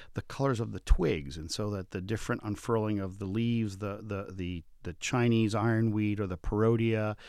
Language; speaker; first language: English; native; English